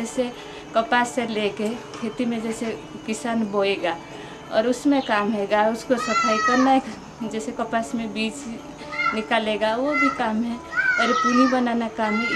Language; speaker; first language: Hindi; non-native, local second language; Odia